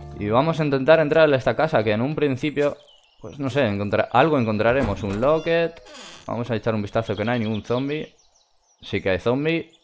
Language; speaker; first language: Spanish; non-native, fluent; Russian